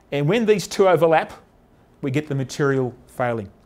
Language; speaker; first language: English; native; English